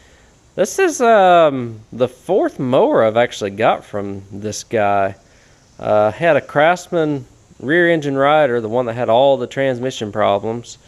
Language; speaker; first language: English; native; English